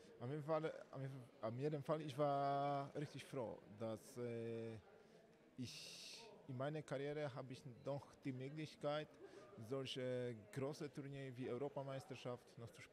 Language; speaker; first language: German; non-native, fluent; Polish